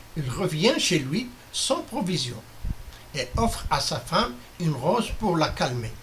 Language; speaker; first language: French; non-native, local second language; Arabic